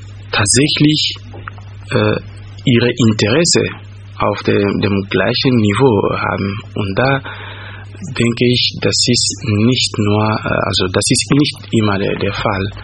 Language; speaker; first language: German; non-native, fluent; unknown